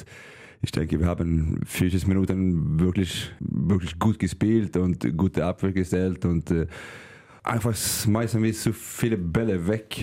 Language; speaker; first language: German; non-native, learner; Swedish